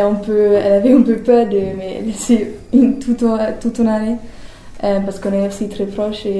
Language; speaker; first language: French; non-native, learner; German